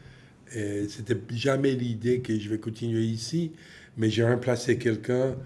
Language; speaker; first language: French; non-native, fluent; English